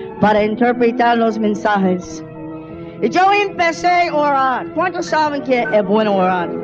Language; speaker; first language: Spanish; non-native, fluent; English